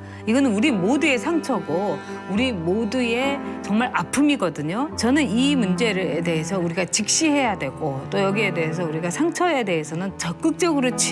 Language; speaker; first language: Korean; native; Korean